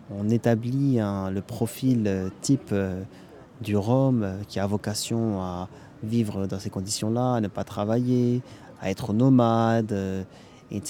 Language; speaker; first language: French; native; French